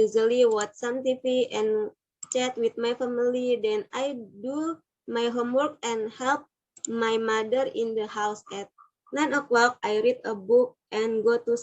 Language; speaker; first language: English; non-native, learner; Indonesian